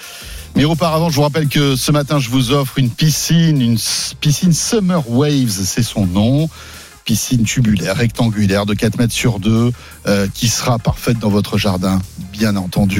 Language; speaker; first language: French; native; French